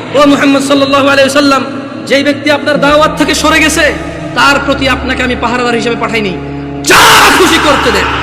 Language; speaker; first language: Bangla; early bilingual, heritage; Bangla